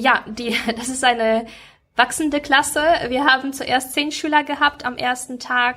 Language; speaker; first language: German; non-native, fluent; Ukrainian